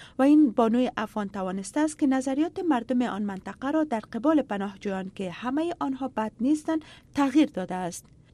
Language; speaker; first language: Persian; native; Persian